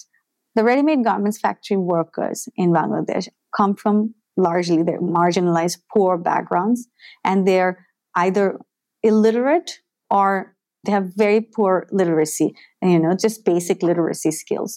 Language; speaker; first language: English; non-native, local second language; Bangla